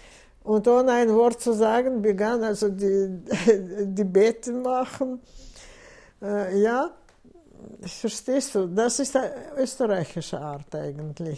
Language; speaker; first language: German; non-native, fluent; Russian